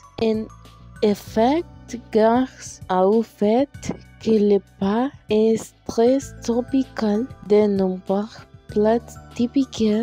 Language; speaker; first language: French; non-native, learner; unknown